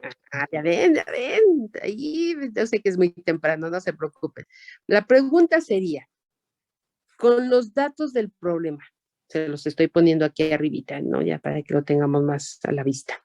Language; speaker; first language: Spanish; native; Spanish